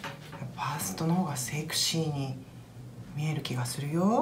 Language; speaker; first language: Japanese; native; Japanese